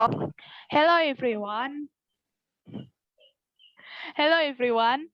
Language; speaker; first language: English; non-native, learner; Indonesian